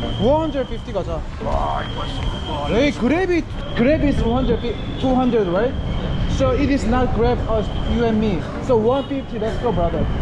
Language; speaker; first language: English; non-native, learner; Korean